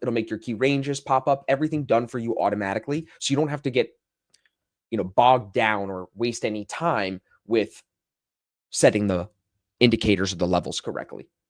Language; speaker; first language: English; native; English